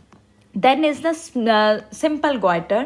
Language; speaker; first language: English; non-native, local second language; Hindi